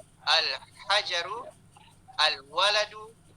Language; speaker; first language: Arabic; non-native, learner; Malay